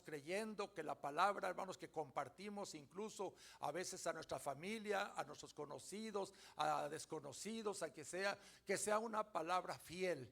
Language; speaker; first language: Spanish; native; Spanish